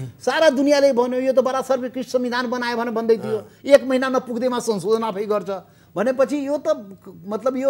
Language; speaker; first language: Nepali; non-native, local second language; Maithili